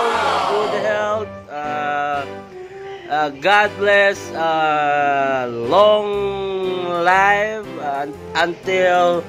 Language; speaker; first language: English; non-native, local second language; Filipino